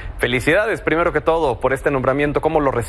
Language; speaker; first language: Spanish; native; Spanish